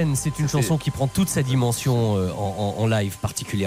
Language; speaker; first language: French; native; French